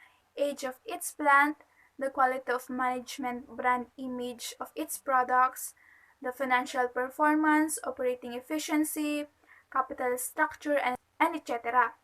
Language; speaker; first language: English; non-native, local second language; Filipino